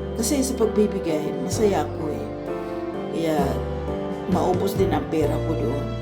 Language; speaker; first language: Filipino; non-native, local second language; Cebuano